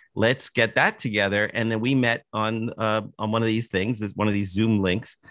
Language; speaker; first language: English; native; English